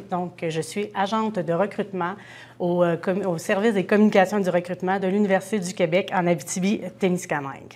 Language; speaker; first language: French; native; French